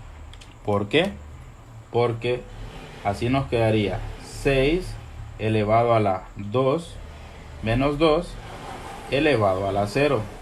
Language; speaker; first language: Spanish; native; Spanish